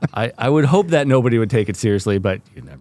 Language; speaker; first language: English; native; English